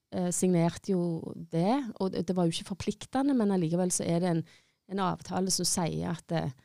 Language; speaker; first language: Norwegian; native; Norwegian